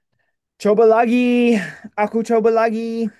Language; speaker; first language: Indonesian; non-native, learner; English